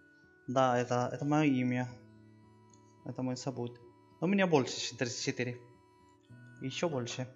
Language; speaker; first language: Russian; non-native, learner; Spanish